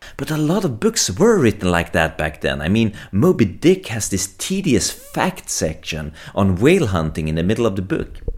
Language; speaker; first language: English; non-native, fluent; Swedish